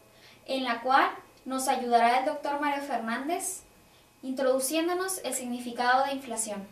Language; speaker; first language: Spanish; native; Spanish